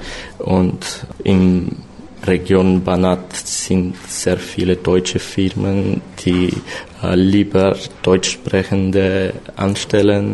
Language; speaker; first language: German; non-native, fluent; Romanian